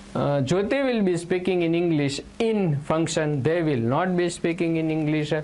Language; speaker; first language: English; non-native, local second language; Gujarati